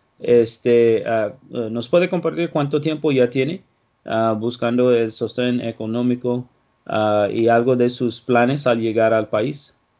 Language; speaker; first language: Spanish; non-native, fluent; English